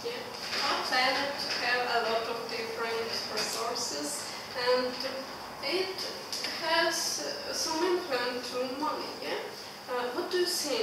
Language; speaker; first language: English; non-native, learner; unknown